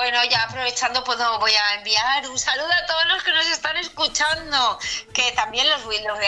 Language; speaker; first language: Spanish; native; Spanish